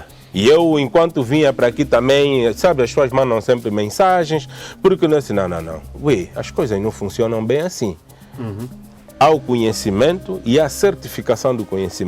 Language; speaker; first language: Portuguese; native; Portuguese